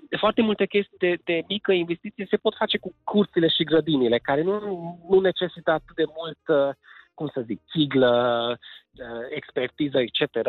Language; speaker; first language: Romanian; non-native, local second language; Hungarian